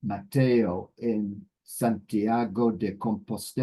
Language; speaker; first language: Spanish; non-native, learner; English